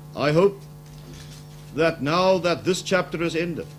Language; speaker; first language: English; non-native, local second language; Afrikaans